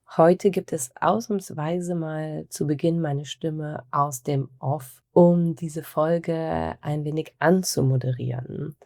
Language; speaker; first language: German; native; German